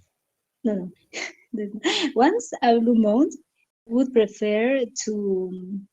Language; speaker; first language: English; non-native, learner; Spanish